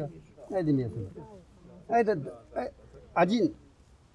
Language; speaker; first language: Russian; non-native, learner; Chinese